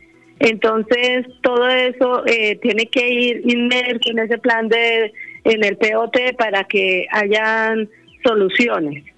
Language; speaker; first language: Spanish; native; Spanish